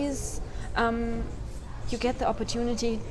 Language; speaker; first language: English; non-native, fluent; German